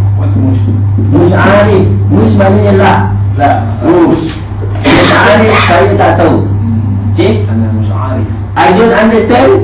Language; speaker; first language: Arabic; non-native, fluent; Malay